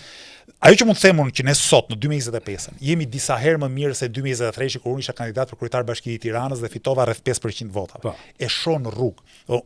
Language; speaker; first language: Albanian; native; Albanian